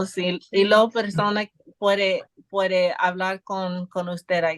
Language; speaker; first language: Spanish; non-native, learner; English